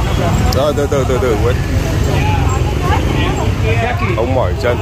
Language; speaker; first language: Vietnamese; native; Vietnamese